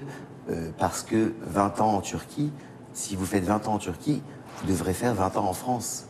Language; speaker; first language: French; native; French